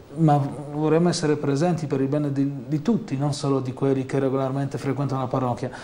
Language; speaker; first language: Italian; non-native, fluent; Polish